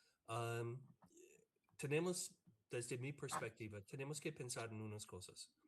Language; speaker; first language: Spanish; non-native, fluent; English